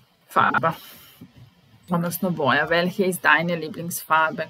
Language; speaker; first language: German; non-native, fluent; Serbian